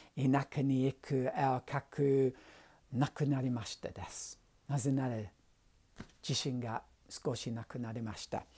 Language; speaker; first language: Japanese; non-native, learner; English